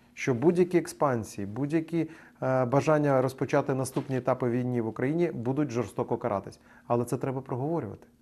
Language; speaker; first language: Ukrainian; native; Ukrainian